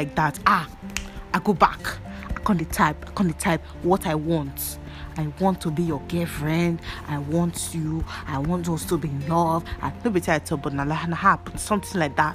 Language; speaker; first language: English; non-native, local second language; Yoruba